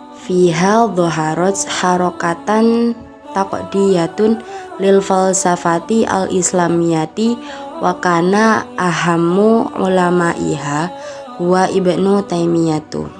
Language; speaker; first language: Arabic; non-native, learner; Indonesian